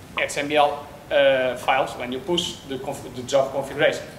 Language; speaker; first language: English; non-native, learner; Portuguese